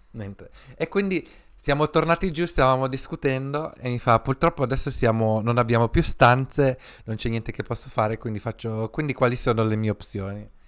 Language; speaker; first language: Italian; early bilingual, other home language; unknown